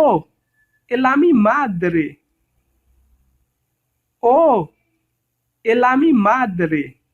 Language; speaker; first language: Spanish; non-native, learner; Haitian Creole